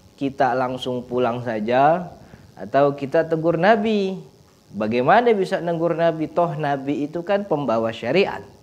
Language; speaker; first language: Indonesian; native; Indonesian